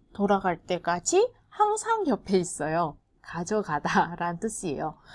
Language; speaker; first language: Korean; non-native, fluent; Vietnamese